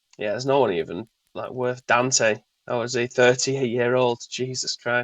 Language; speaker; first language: English; native; English